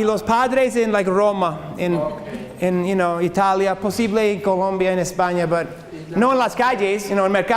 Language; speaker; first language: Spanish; non-native, learner; English